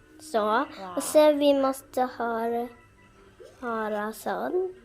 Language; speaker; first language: Swedish; early bilingual, other home language; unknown